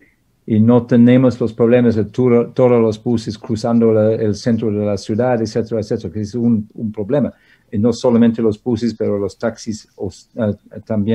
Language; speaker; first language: Spanish; non-native, fluent; English